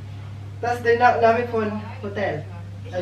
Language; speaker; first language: German; non-native, learner; Filipino